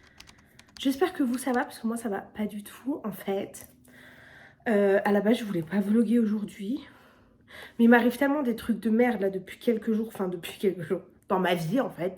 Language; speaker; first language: French; native; French